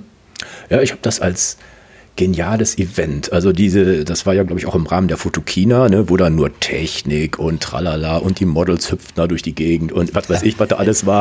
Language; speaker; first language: German; native; German